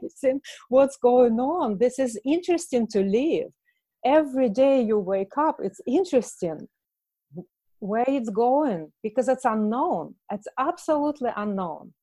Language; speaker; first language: English; non-native, fluent; Russian